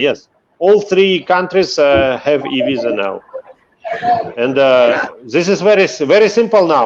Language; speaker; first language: English; non-native, fluent; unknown